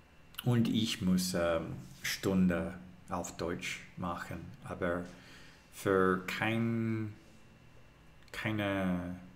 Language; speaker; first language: German; non-native, learner; English